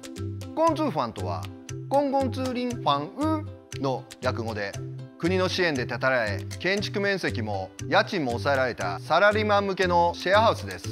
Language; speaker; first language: Japanese; native; Japanese